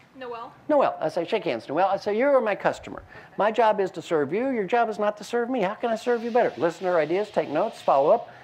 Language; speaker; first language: English; native; English